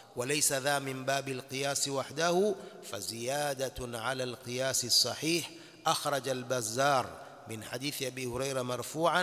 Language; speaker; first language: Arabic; non-native, fluent; Swahili